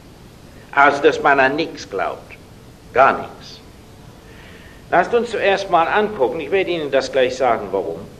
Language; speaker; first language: German; non-native, fluent; English